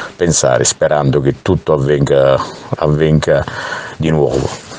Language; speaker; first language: Italian; native; Italian